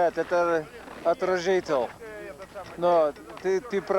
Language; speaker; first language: Russian; non-native, fluent; English